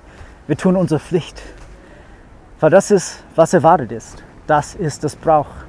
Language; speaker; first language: German; non-native, fluent; English